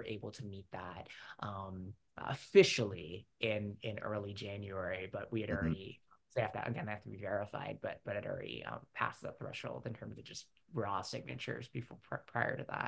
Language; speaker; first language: English; native; English